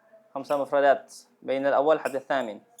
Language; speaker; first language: Arabic; non-native, fluent; Indonesian